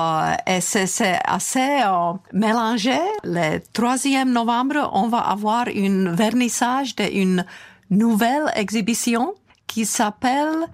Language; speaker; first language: French; non-native, fluent; Czech